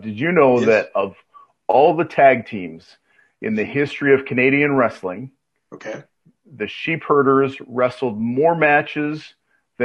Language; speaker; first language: English; native; English